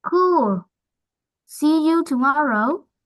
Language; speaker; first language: English; non-native, learner; Vietnamese